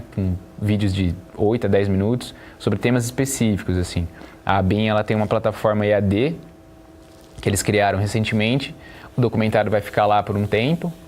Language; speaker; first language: Portuguese; native; Portuguese